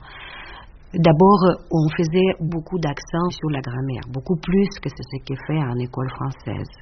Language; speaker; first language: French; non-native, fluent; Russian